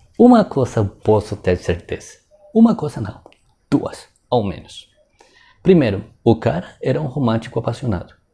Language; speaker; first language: Portuguese; non-native, fluent; Spanish